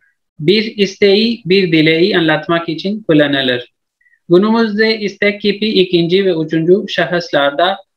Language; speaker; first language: Turkish; non-native, fluent; Urdu